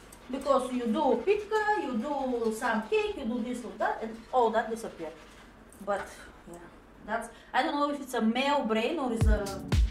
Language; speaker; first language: English; non-native, fluent; Bulgarian